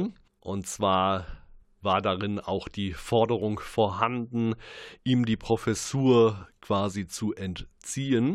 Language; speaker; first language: German; native; German